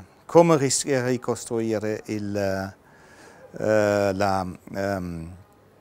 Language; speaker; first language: Italian; non-native, fluent; German